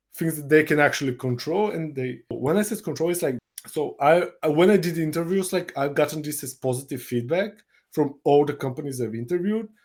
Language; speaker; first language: English; non-native, fluent; Bulgarian